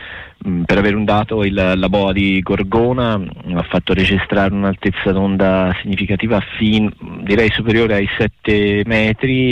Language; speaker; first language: Italian; native; Italian